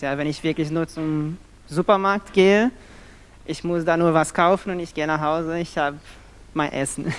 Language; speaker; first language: German; non-native, fluent; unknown